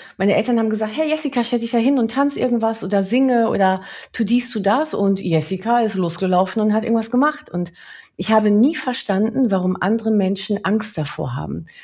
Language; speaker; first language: German; early bilingual, other home language; Spanish